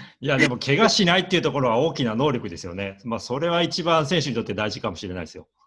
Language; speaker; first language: Japanese; native; Japanese